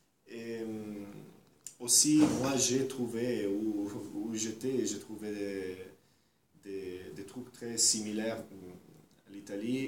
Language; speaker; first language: French; non-native, fluent; Italian